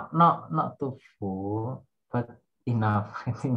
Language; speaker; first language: English; non-native, learner; Indonesian